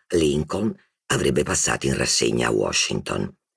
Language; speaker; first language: Italian; native; Italian